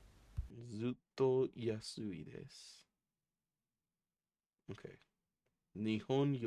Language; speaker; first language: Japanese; non-native, learner; English